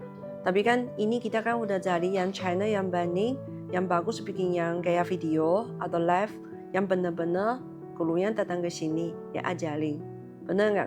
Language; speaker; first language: Indonesian; non-native, learner; Chinese